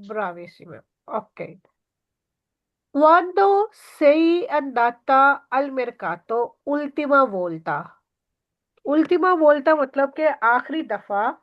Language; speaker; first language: Italian; non-native, learner; Urdu